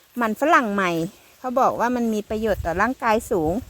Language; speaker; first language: Thai; native; Thai